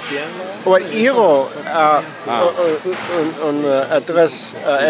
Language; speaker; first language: French; non-native, learner; English